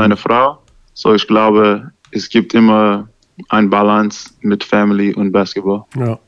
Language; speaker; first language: German; non-native, learner; English